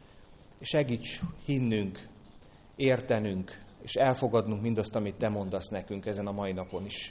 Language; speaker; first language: Hungarian; native; Hungarian